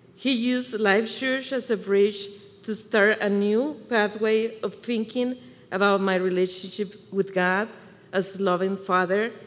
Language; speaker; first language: English; non-native, fluent; Spanish